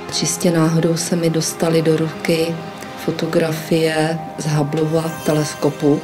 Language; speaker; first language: English; non-native, fluent; Serbian